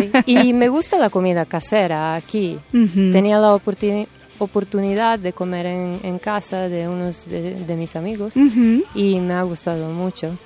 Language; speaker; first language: Spanish; non-native, fluent; Serbian